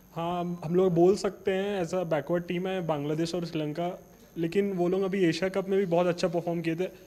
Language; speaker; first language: Hindi; native; Hindi